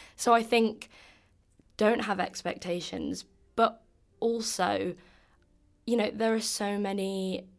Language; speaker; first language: English; native; English